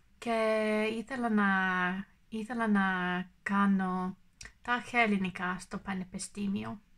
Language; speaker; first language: Greek; non-native, learner; English